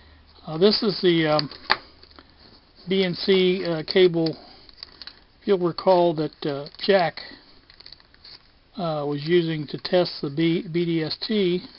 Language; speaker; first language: English; native; English